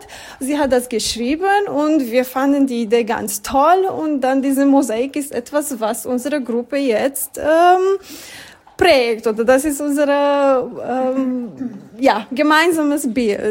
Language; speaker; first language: German; non-native, fluent; Romanian